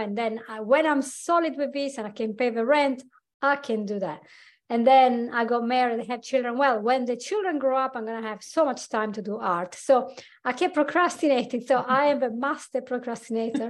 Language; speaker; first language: English; non-native, fluent; Italian